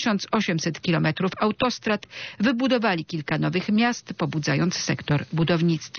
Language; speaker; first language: Polish; native; Polish